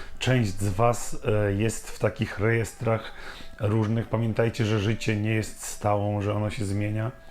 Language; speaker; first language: Polish; native; Polish